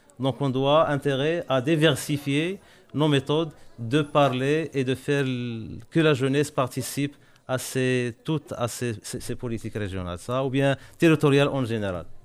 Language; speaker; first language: French; non-native, local second language; Arabic